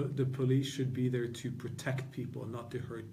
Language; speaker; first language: English; non-native, fluent; Norwegian